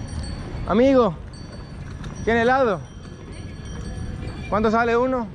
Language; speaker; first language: Spanish; non-native, learner; Greek